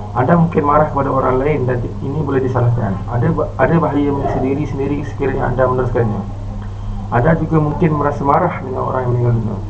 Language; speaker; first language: Malay; native; Malay